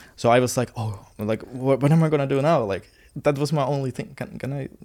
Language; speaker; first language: English; non-native, fluent; Finnish